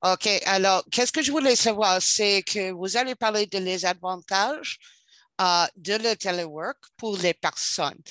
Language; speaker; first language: French; non-native, learner; English